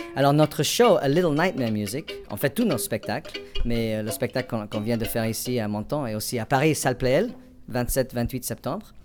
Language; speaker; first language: French; non-native, fluent; English